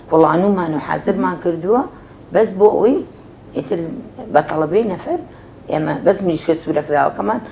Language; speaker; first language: Central Kurdish; native; Central Kurdish